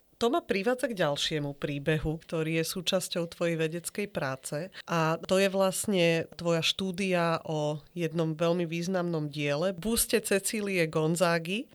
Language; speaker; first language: Slovak; native; Slovak